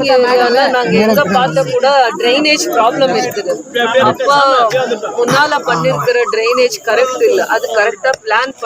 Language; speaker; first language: Tamil; non-native, local second language; Kannada